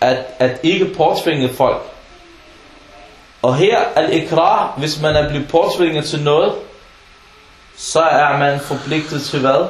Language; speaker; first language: Danish; non-native, fluent; Arabic